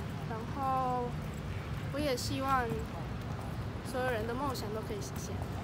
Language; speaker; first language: Chinese; early bilingual, other home language; Spanish